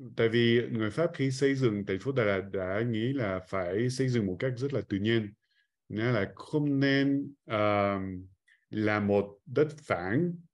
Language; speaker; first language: Vietnamese; non-native, fluent; French